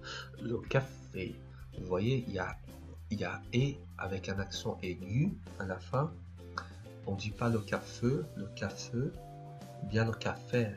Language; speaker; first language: French; non-native, fluent; Portuguese